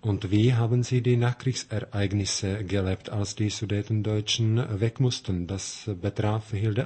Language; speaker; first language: German; non-native, local second language; Czech